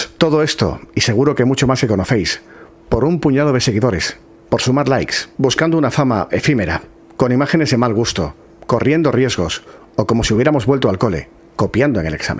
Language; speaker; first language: Spanish; native; Spanish